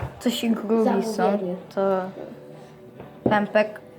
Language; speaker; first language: Polish; early bilingual, heritage; Polish